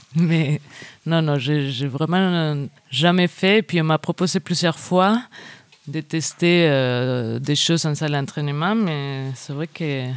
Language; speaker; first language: French; non-native, fluent; Spanish